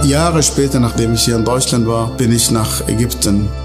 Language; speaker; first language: German; non-native, fluent; Arabic